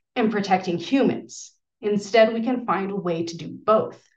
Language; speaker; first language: English; native; English